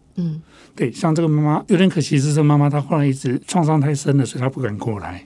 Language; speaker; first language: Chinese; non-native, local second language; Min Nan Chinese